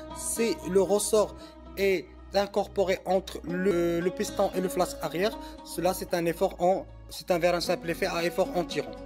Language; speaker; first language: French; non-native, local second language; Arabic